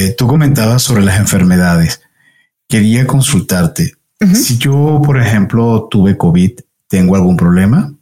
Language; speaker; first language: Spanish; native; Spanish